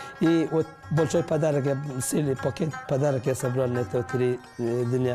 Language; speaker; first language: Russian; non-native, learner; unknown